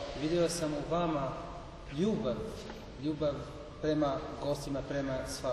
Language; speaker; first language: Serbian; non-native, learner; Arabic